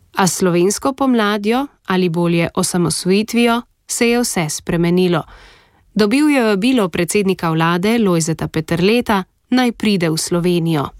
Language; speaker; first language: Slovenian; native; Slovenian